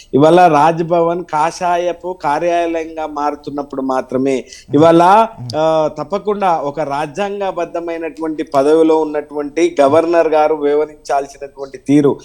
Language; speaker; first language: Telugu; native; Telugu